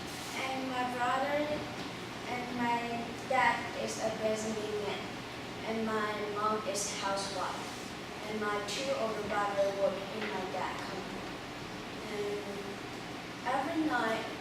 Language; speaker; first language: English; non-native, learner; Chinese